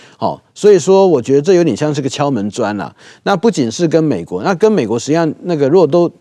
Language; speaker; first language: Chinese; native; Chinese